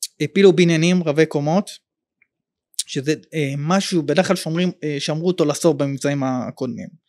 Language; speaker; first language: Hebrew; native; Hebrew